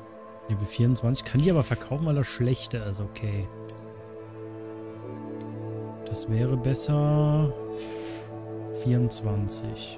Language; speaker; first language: German; native; German